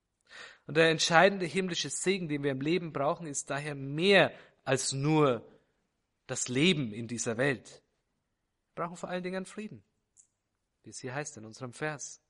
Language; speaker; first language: German; native; German